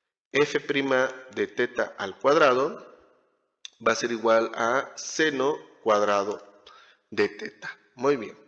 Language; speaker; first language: Spanish; native; Spanish